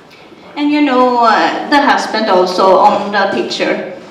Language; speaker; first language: English; non-native, learner; Swedish